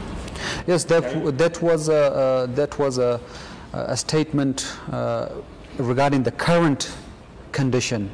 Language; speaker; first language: English; non-native, fluent; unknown